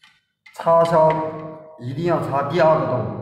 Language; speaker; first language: Chinese; native; Chinese